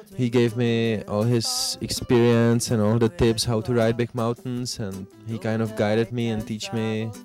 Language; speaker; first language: English; non-native, fluent; Czech